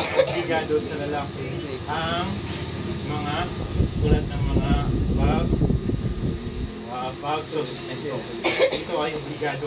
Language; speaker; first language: Filipino; non-native, local second language; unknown